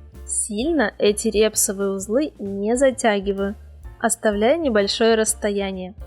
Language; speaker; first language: Russian; native; Russian